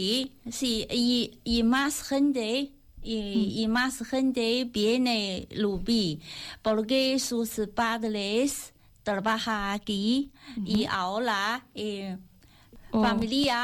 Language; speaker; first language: Spanish; non-native, learner; Chinese